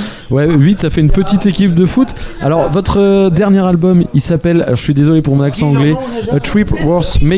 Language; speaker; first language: French; native; French